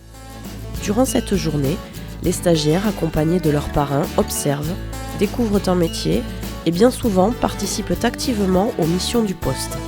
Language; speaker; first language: French; native; French